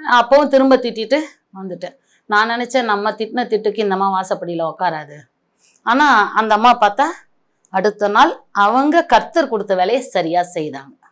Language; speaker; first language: Tamil; non-native, local second language; Marathi